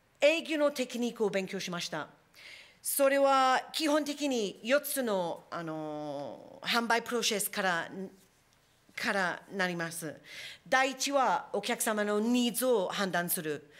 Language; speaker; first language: Japanese; non-native, fluent; English